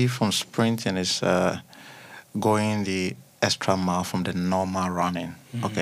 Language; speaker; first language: English; non-native, local second language; Akan